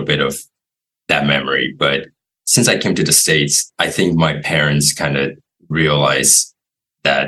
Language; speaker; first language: English; non-native, fluent; Chinese